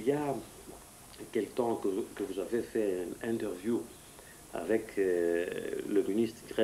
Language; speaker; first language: French; non-native, fluent; Greek